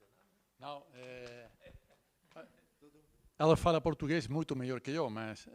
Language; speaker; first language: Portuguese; non-native, learner; Spanish